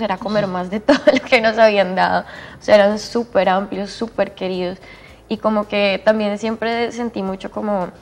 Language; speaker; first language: Spanish; native; Spanish